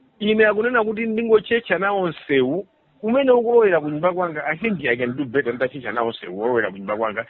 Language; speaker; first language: Nyanja; native; Nyanja